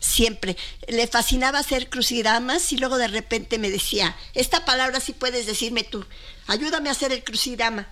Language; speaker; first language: Spanish; native; Spanish